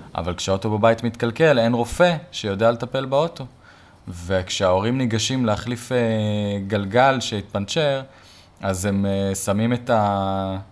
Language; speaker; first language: Hebrew; native; Hebrew